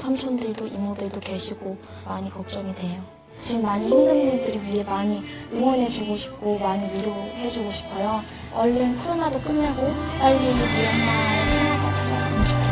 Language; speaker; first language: Korean; early bilingual, other home language; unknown